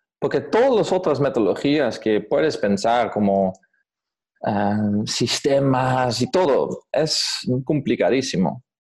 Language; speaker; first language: Spanish; non-native, fluent; Dutch